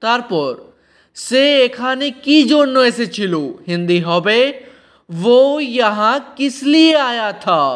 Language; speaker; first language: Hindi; non-native, fluent; Bangla